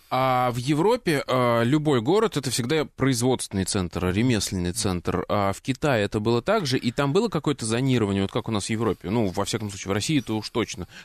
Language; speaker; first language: Russian; native; Russian